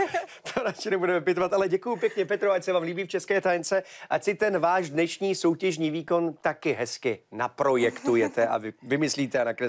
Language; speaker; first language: Czech; native; Czech